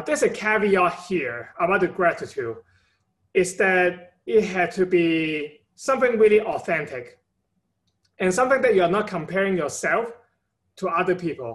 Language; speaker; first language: English; non-native, local second language; Cantonese